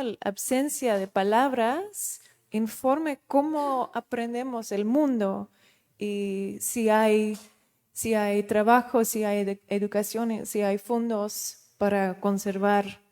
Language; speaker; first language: Spanish; non-native, fluent; Dutch